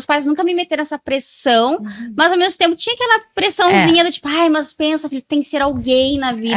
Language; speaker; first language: Portuguese; native; Portuguese